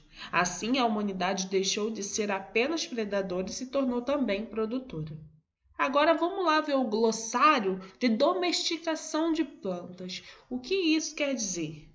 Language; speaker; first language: Portuguese; native; Portuguese